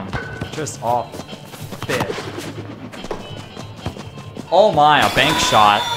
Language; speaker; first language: English; native; English